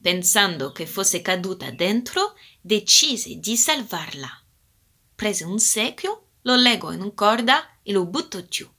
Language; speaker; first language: Italian; early bilingual, heritage; Italian